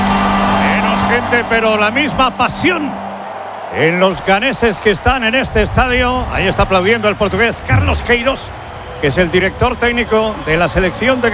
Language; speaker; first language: Spanish; native; Spanish